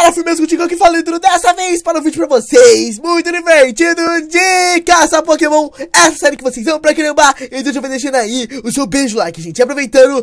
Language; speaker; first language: Portuguese; native; Portuguese